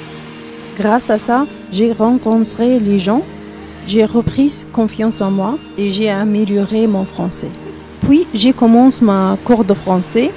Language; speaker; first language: French; non-native, learner; Arabic